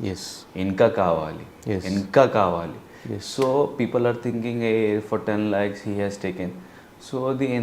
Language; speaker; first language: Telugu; non-native, learner; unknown